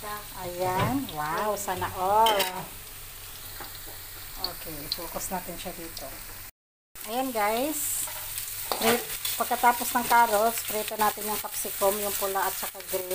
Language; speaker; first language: Filipino; non-native, local second language; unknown